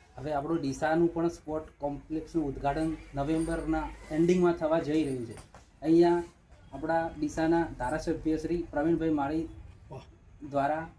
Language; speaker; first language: Gujarati; native; Gujarati